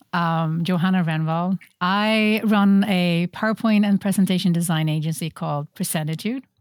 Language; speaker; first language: English; non-native, fluent; Swedish